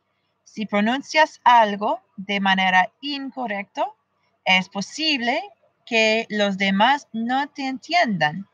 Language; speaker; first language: Spanish; non-native, fluent; English